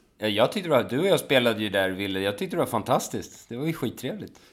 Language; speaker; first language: Swedish; native; Swedish